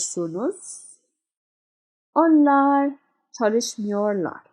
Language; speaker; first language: Turkish; non-native, fluent; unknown